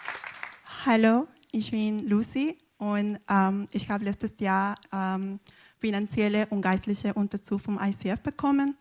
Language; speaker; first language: German; non-native, fluent; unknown